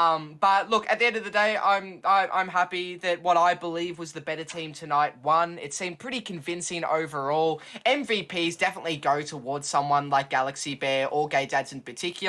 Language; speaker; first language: English; native; English